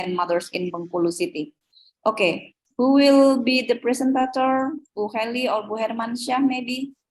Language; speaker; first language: English; non-native, fluent; Indonesian